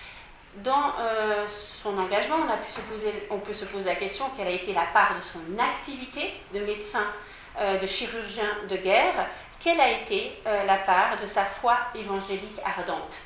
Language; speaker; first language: French; native; French